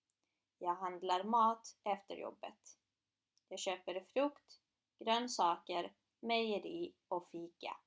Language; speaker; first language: Swedish; non-native, fluent; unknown